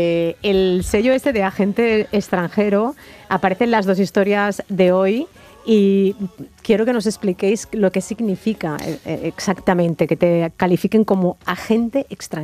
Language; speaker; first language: Spanish; native; Spanish